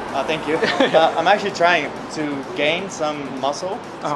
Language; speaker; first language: English; non-native, fluent; Dutch